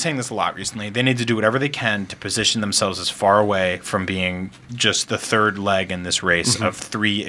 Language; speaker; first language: English; early bilingual, other home language; Italian